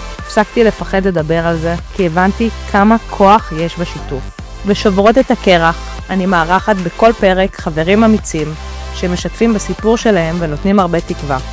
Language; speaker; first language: Hebrew; native; Hebrew